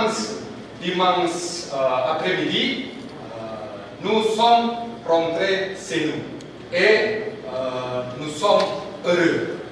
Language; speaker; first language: French; non-native, learner; Indonesian